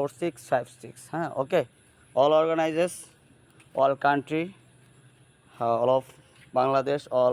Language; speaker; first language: Hindi; non-native, learner; Bangla